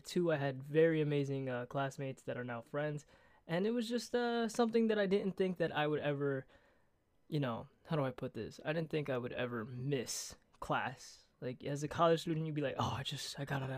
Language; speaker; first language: English; native; English